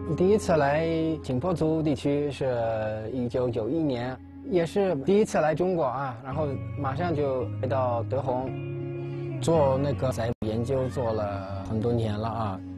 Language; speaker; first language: Chinese; non-native, fluent; Dutch